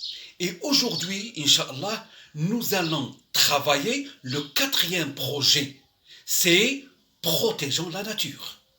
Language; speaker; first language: French; non-native, local second language; Arabic